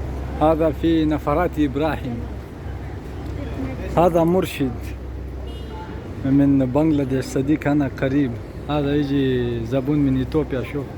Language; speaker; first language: Arabic; non-native, learner; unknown